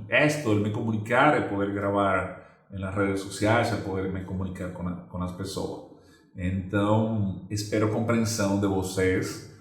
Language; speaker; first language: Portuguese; non-native, fluent; Spanish